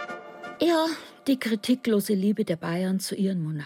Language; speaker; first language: German; native; German